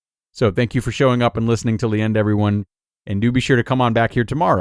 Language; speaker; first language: English; native; English